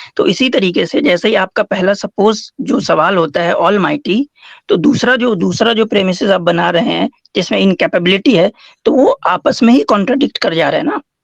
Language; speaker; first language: Hindi; native; Hindi